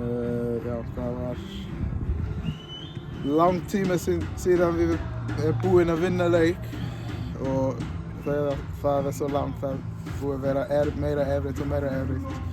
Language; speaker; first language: Icelandic; non-native, learner; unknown